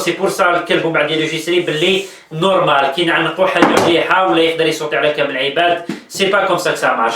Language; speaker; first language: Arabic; native; Arabic